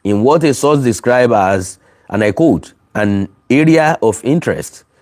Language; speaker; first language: English; non-native, local second language; Yoruba